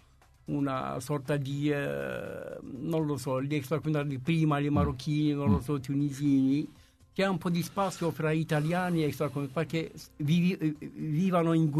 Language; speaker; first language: Italian; non-native, fluent; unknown